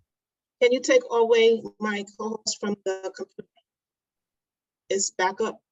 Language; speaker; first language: English; native; English